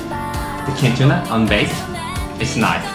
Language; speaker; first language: English; non-native, learner; Korean